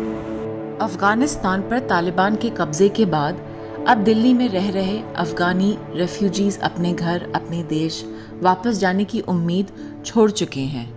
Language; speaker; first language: Hindi; native; Hindi